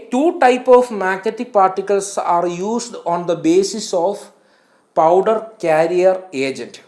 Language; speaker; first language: English; non-native, local second language; Malayalam